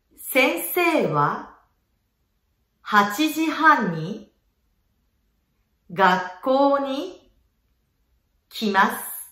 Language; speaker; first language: Japanese; non-native, fluent; French